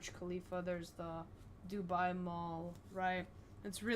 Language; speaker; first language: English; native; English